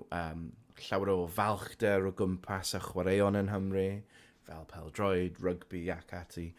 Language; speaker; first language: Welsh; non-native, local second language; English